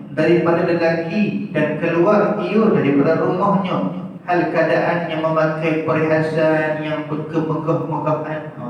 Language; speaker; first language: Malay; native; Malay